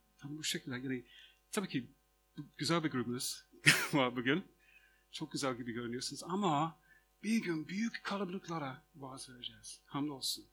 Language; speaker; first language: Turkish; non-native, fluent; English